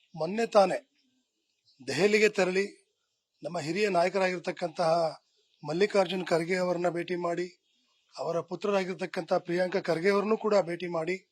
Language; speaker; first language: Kannada; non-native, local second language; Lambadi